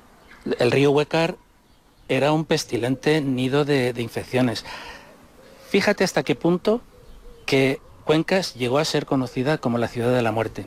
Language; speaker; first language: Spanish; native; Spanish